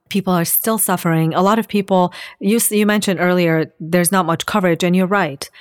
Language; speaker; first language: English; non-native, fluent; Assyrian Neo-Aramaic